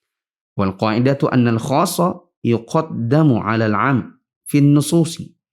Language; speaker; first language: Arabic; non-native, fluent; Indonesian